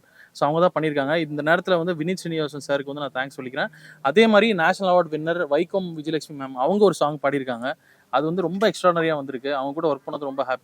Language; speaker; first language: Tamil; native; Tamil